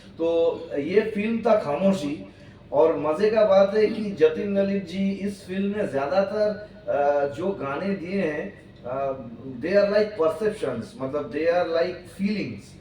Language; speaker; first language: Hindi; non-native, local second language; Bangla